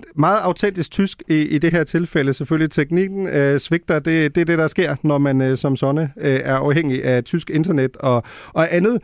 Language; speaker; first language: Danish; early bilingual, heritage; Danish